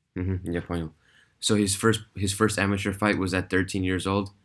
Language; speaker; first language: English; early bilingual, other home language; Russian